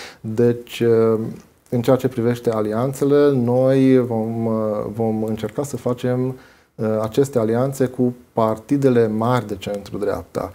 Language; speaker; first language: Romanian; non-native, local second language; Hungarian